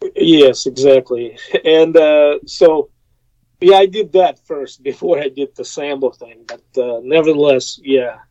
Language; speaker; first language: English; non-native, fluent; Russian